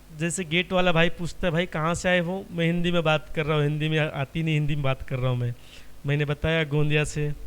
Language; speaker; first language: Hindi; non-native, local second language; Marathi